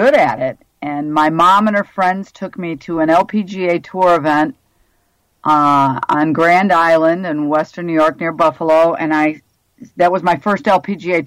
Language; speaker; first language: English; native; English